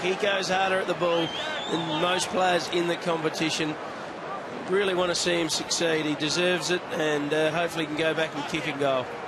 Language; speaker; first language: English; native; English